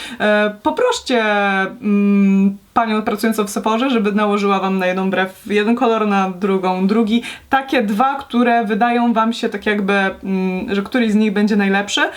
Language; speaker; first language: Polish; native; Polish